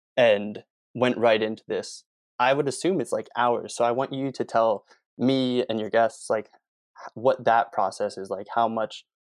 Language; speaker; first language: English; native; English